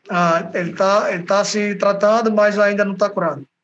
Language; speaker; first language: Portuguese; native; Portuguese